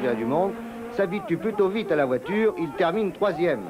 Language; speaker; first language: French; native; French